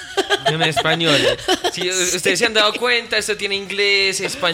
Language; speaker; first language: Spanish; native; Spanish